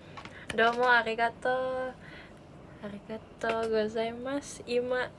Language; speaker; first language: Japanese; non-native, learner; Indonesian